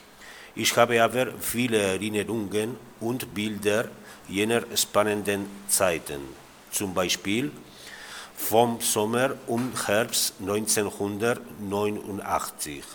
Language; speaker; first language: German; non-native, fluent; Spanish